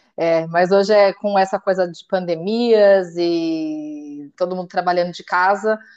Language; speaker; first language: Portuguese; native; Portuguese